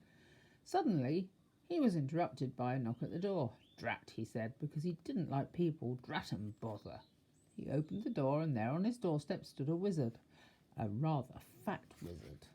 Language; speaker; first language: English; native; English